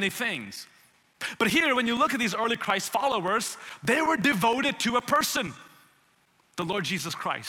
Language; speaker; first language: English; non-native, local second language; Malayalam